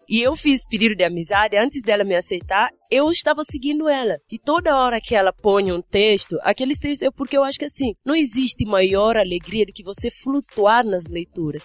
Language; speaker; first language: Portuguese; non-native, fluent; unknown